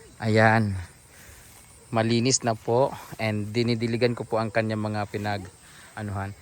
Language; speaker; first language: Filipino; non-native, local second language; Cebuano